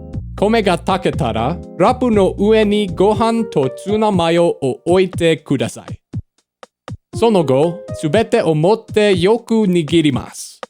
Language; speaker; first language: Japanese; non-native, learner; English